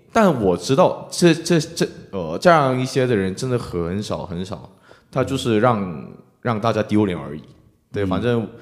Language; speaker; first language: Chinese; non-native, fluent; Korean